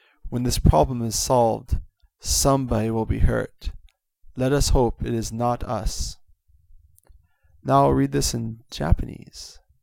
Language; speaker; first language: English; native; English